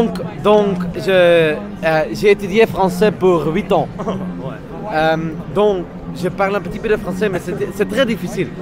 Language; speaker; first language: French; non-native, learner; Japanese